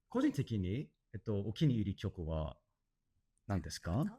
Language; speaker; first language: Japanese; non-native, learner; English